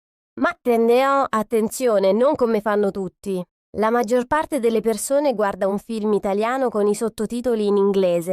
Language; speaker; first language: Italian; non-native, fluent; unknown